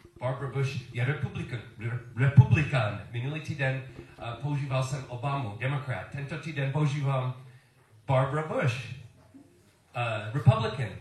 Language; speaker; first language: Czech; non-native, learner; English